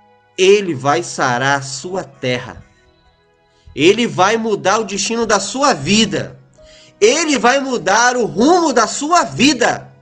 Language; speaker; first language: Portuguese; native; Portuguese